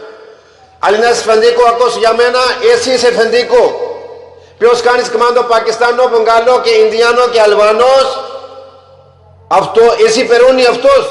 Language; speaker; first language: Greek; non-native, learner; Punjabi